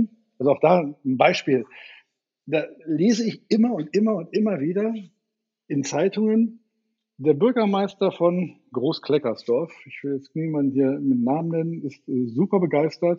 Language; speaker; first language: German; native; German